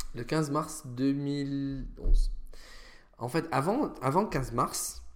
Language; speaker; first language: French; non-native, fluent; Arabic